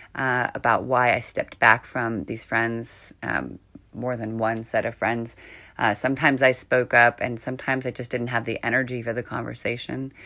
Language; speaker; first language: English; native; English